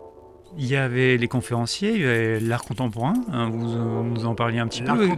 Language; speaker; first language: French; native; French